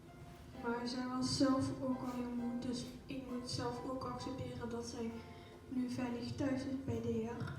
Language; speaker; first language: Dutch; early bilingual, other home language; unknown